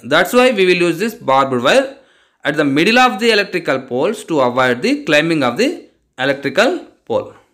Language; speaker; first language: English; non-native, local second language; Telugu